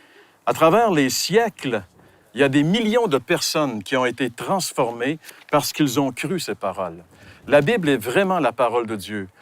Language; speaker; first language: French; native; French